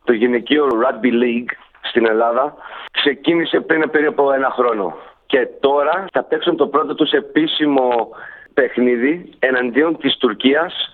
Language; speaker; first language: Greek; early bilingual, heritage; Greek